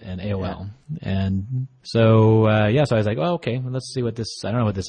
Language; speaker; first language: English; native; English